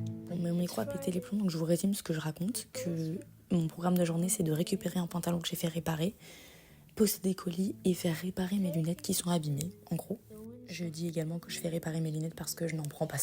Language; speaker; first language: French; native; French